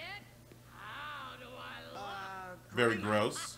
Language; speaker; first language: English; native; English